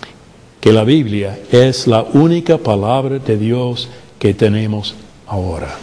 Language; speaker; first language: Spanish; non-native, fluent; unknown